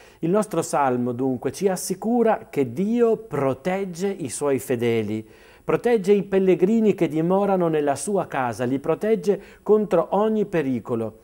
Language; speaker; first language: Italian; native; Italian